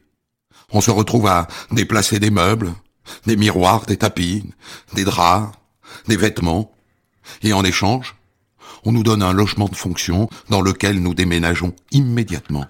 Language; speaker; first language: French; native; French